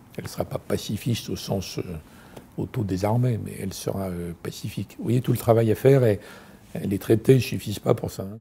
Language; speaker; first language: French; native; French